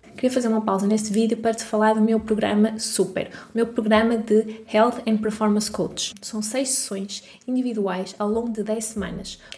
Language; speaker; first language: Portuguese; native; Portuguese